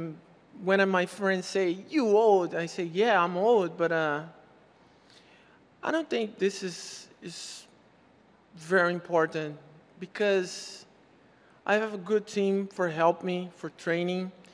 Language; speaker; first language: English; non-native, learner; Portuguese